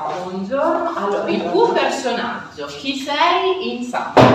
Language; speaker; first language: Italian; native; Italian